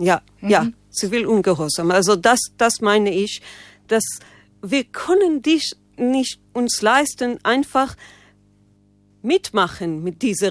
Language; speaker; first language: German; non-native, fluent; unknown